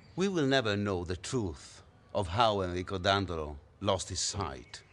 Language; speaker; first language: English; non-native, fluent; Italian